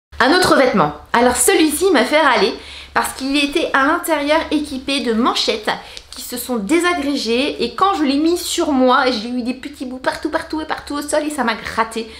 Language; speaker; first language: French; native; French